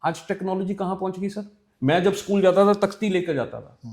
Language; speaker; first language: Hindi; non-native, local second language; Punjabi